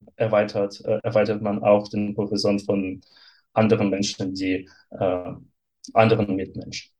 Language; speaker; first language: German; non-native, fluent; Russian